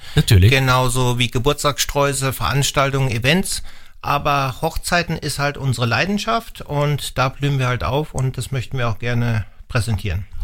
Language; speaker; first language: German; native; German